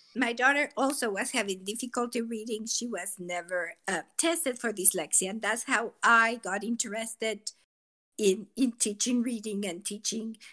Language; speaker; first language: English; non-native, fluent; Spanish